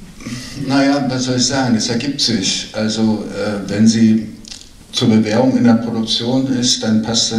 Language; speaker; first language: German; native; German